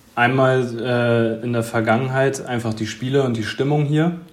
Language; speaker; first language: German; native; German